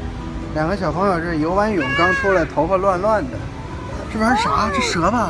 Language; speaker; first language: Chinese; native; Chinese